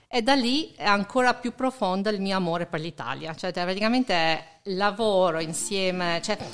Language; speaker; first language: Italian; non-native, fluent; Albanian